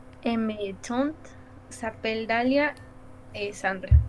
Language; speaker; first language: French; non-native, learner; Spanish